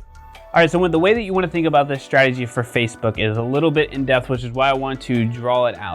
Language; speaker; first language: English; native; English